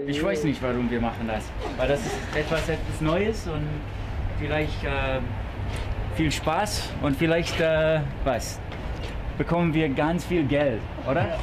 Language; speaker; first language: German; non-native, fluent; English